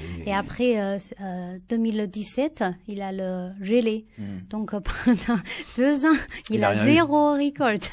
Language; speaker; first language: French; non-native, learner; Chinese